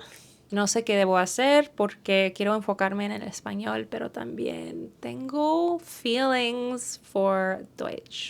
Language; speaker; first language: Spanish; early bilingual, heritage; English